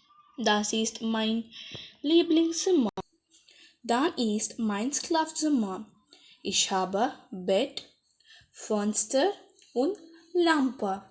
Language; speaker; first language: German; non-native, learner; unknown